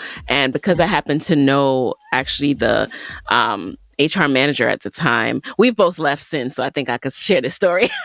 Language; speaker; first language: English; native; English